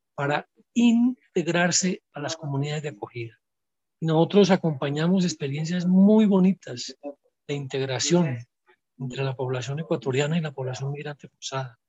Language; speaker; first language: Spanish; native; Spanish